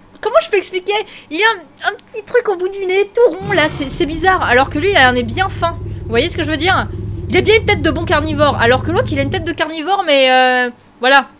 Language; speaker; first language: French; native; French